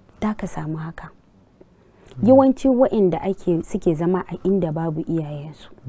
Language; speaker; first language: Hausa; non-native, local second language; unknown